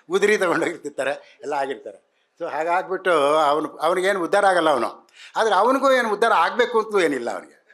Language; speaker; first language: Kannada; native; Kannada